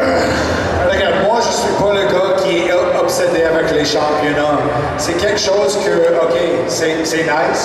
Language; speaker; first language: French; non-native, local second language; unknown